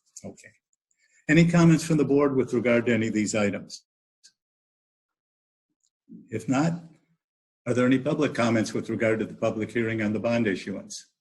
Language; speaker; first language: English; native; English